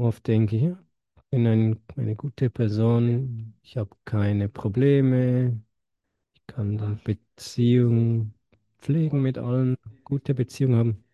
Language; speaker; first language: German; non-native, fluent; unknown